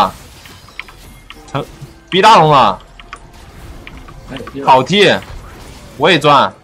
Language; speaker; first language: Chinese; native; Chinese